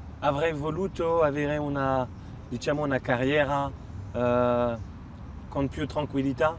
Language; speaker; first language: Italian; non-native, fluent; French